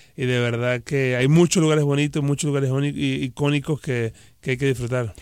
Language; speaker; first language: Spanish; native; Spanish